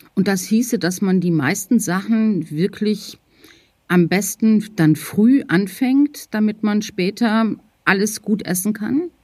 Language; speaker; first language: German; native; German